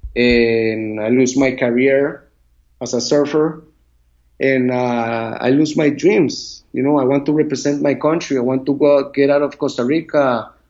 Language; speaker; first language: English; non-native, learner; Spanish